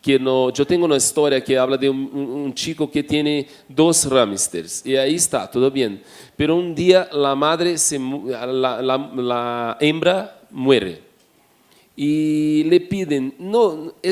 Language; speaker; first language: Spanish; non-native, fluent; Portuguese